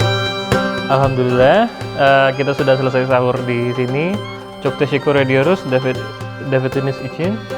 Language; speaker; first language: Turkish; non-native, learner; Indonesian